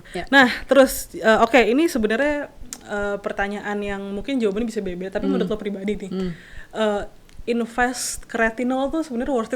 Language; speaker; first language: Indonesian; native; Indonesian